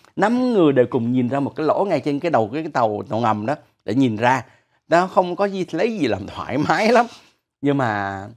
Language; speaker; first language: Vietnamese; native; Vietnamese